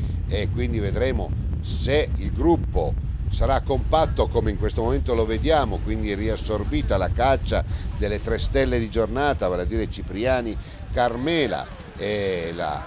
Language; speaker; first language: Italian; native; Italian